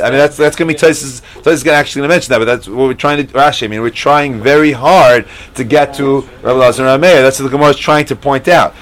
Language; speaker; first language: English; native; English